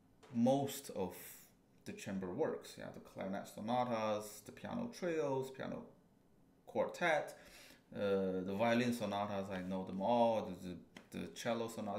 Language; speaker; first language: English; non-native, fluent; Chinese